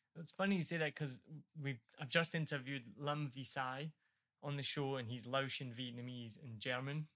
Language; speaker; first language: English; native; English